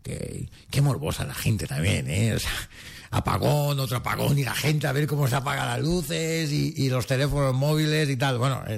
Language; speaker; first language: Spanish; non-native, local second language; Catalan